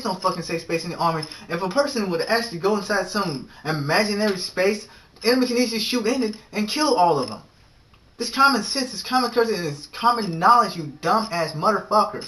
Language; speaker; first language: English; native; English